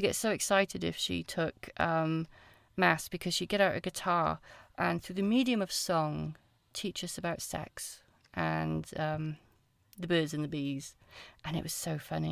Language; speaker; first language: English; native; English